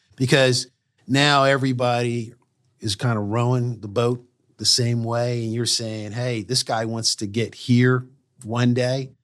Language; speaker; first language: English; native; English